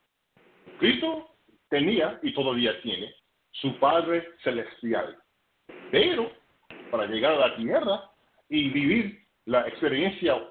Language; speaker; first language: Spanish; non-native, fluent; English